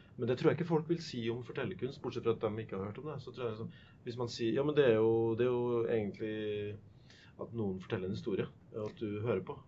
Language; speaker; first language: Norwegian; native; Norwegian